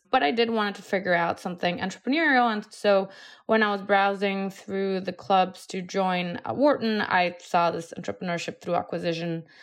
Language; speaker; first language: English; non-native, fluent; Spanish